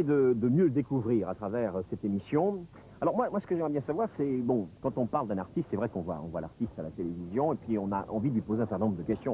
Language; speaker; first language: French; native; French